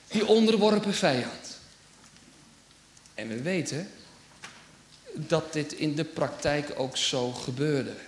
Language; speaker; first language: Dutch; native; Dutch